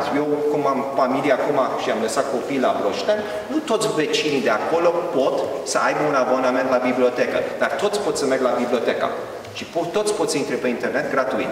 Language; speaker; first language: Romanian; early bilingual, heritage; Romanian